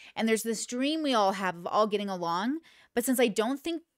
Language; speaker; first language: English; native; English